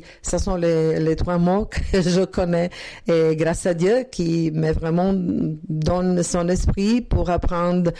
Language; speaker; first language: French; non-native, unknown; Croatian